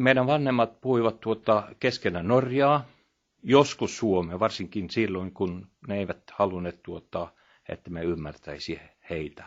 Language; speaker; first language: Finnish; early bilingual, heritage; Norwegian